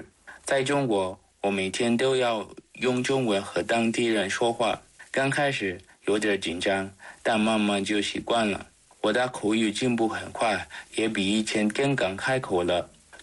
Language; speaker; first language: Chinese; non-native, fluent; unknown